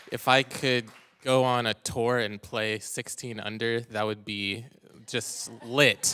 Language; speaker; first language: English; native; English